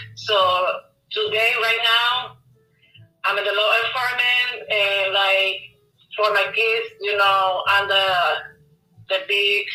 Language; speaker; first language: English; non-native, learner; Spanish